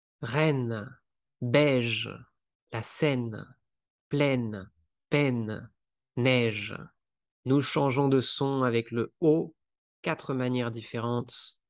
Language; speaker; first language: French; native; French